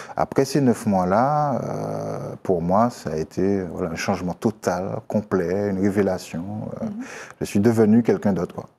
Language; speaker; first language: French; native; French